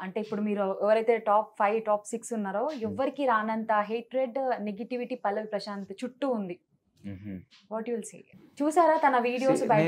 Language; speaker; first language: Telugu; native; Telugu